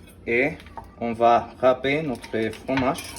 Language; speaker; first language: French; non-native, learner; Spanish